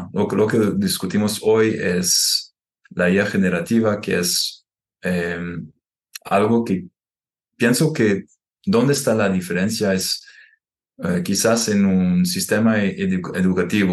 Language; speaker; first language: Spanish; non-native, fluent; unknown